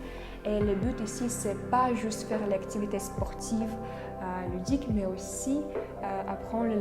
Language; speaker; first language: French; non-native, fluent; Russian